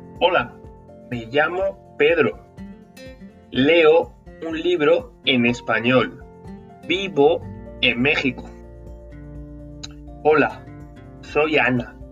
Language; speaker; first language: Spanish; non-native, fluent; Norwegian